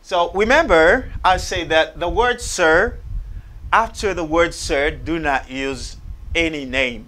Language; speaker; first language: English; non-native, fluent; Haitian Creole